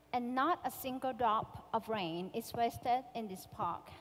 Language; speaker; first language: English; non-native, fluent; Thai